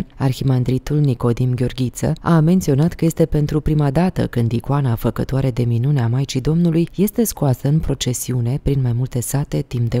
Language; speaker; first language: Romanian; native; Romanian